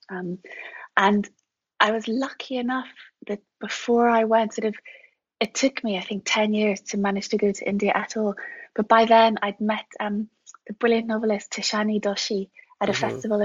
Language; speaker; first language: English; native; English